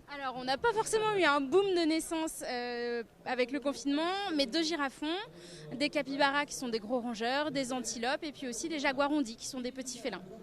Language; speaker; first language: French; native; French